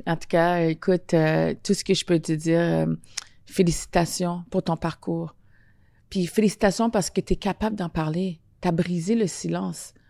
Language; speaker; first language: French; native; French